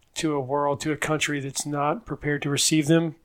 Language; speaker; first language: English; native; English